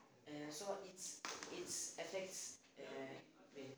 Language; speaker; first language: English; non-native, learner; Turkish